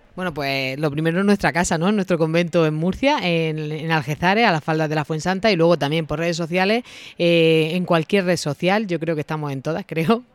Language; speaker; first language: Spanish; native; Spanish